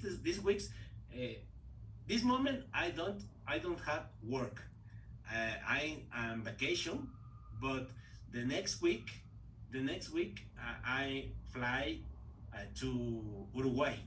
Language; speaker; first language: English; non-native, learner; Spanish